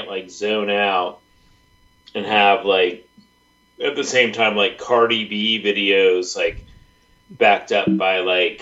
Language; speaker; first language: English; native; English